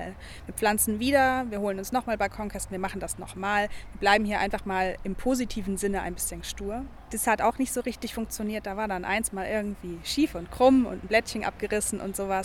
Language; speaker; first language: German; native; German